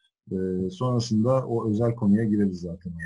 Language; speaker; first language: Turkish; native; Turkish